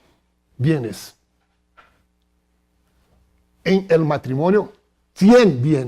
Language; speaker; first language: Spanish; non-native, fluent; Portuguese